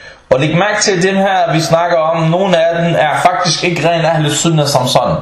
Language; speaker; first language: Danish; early bilingual, other home language; Arabic